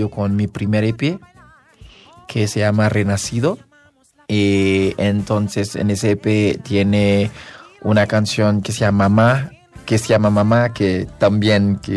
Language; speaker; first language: Spanish; non-native, fluent; Haitian Creole